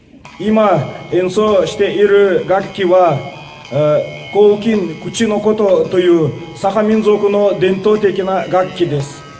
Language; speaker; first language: Japanese; non-native, fluent; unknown